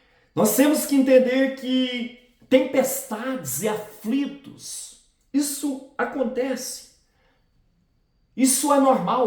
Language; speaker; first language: Portuguese; native; Portuguese